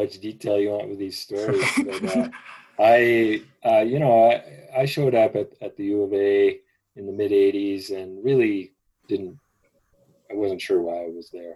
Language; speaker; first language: English; native; English